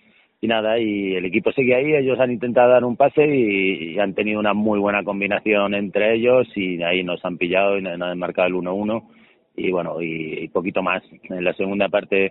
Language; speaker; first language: Spanish; native; Spanish